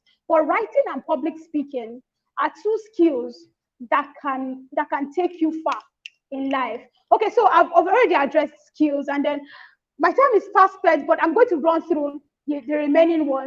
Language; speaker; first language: English; non-native, local second language; Yoruba